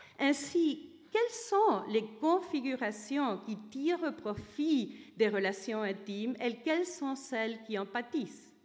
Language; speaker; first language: French; non-native, fluent; Spanish